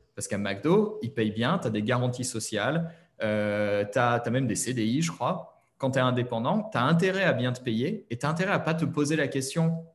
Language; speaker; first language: French; native; French